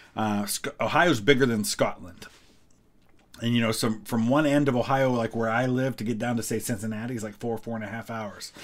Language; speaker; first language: English; native; English